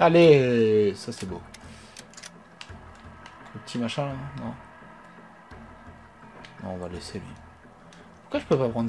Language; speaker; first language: French; native; French